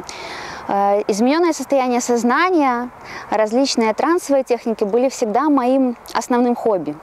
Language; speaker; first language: Russian; native; Russian